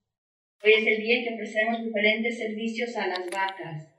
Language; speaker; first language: Spanish; native; Spanish